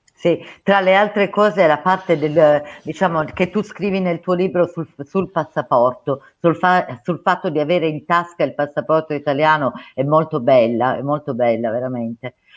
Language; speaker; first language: Italian; native; Italian